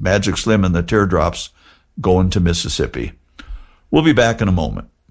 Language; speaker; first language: English; native; English